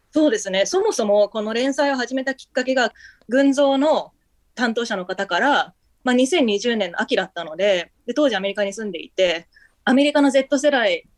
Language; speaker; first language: Japanese; early bilingual, heritage; Japanese